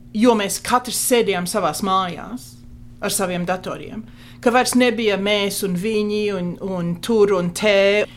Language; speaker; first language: Latvian; early bilingual, heritage; Latvian